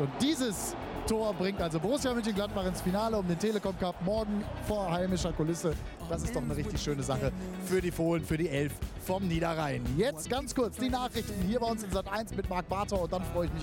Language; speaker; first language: German; native; German